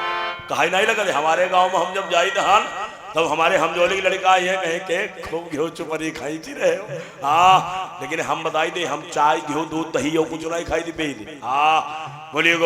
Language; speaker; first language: Hindi; native; Hindi